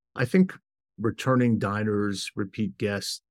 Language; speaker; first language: English; native; English